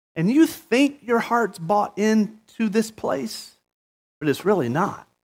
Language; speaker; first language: English; native; English